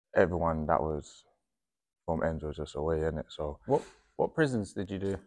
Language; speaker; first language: English; native; English